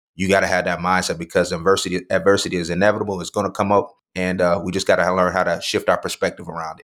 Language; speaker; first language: English; native; English